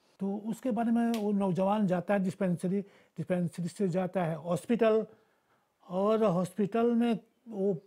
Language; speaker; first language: Hindi; early bilingual, heritage; Bhojpuri